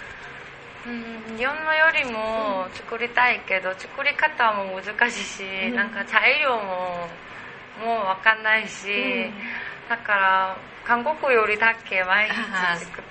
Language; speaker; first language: Japanese; non-native, learner; Korean